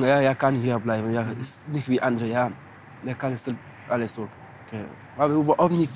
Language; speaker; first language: German; non-native, learner; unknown